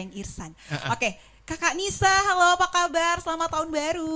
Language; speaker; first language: Indonesian; native; Indonesian